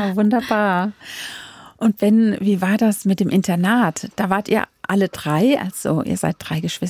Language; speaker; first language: German; native; German